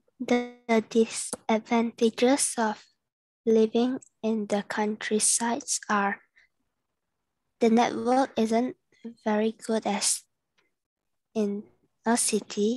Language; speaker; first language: English; non-native, learner; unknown